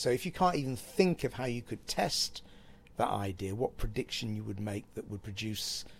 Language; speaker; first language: English; native; English